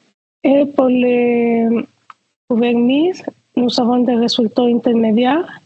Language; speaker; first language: French; non-native, fluent; Spanish